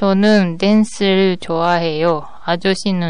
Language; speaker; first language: Korean; non-native, learner; Japanese